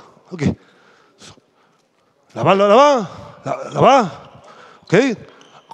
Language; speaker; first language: French; non-native, fluent; Spanish